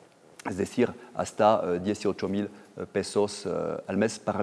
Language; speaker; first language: Spanish; non-native, fluent; French